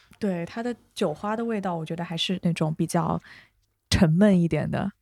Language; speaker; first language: Chinese; native; Chinese